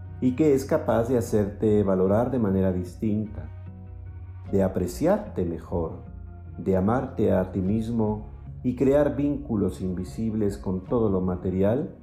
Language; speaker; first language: Spanish; native; Spanish